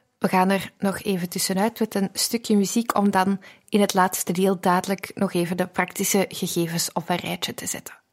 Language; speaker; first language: Dutch; native; Dutch